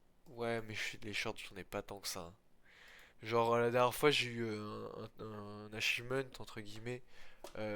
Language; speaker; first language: French; native; French